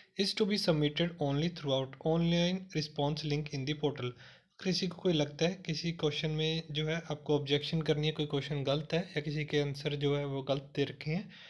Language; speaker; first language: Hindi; non-native, local second language; Punjabi